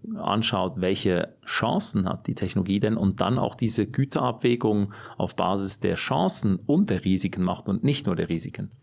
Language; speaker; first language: German; native; German